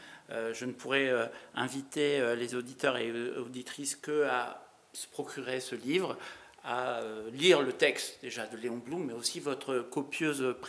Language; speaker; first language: French; native; French